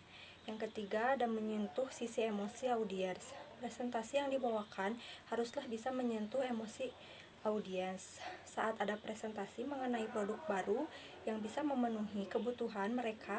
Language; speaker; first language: Indonesian; native; Indonesian